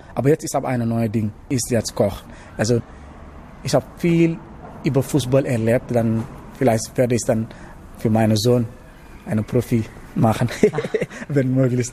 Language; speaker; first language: German; non-native, learner; Wolof